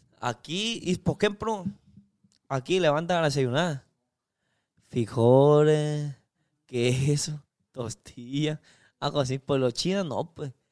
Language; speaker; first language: Spanish; non-native, learner; Chinese